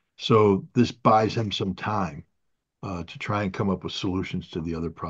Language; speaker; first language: English; native; English